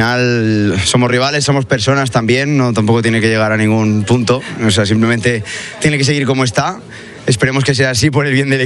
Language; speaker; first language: Spanish; native; Spanish